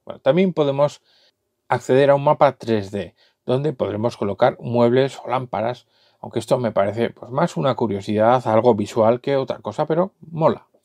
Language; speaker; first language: Spanish; native; Spanish